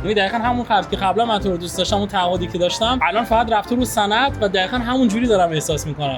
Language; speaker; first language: Persian; native; Persian